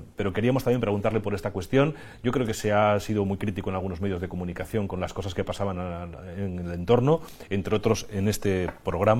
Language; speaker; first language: Spanish; native; Spanish